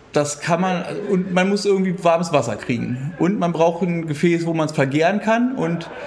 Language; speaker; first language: German; native; German